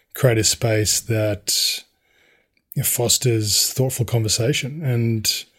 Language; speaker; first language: English; native; English